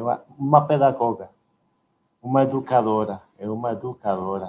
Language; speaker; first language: Portuguese; non-native, learner; Spanish